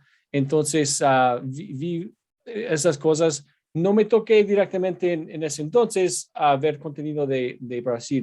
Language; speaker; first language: Spanish; non-native, fluent; English